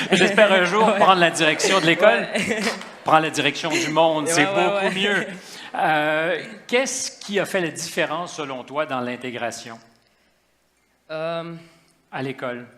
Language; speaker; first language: French; native; French